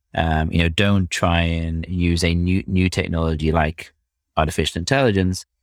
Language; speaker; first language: English; native; English